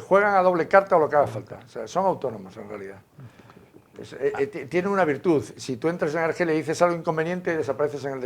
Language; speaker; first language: Spanish; native; Spanish